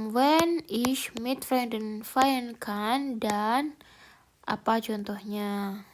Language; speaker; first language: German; non-native, learner; Indonesian